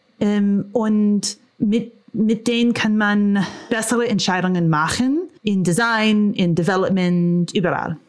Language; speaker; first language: German; non-native, fluent; English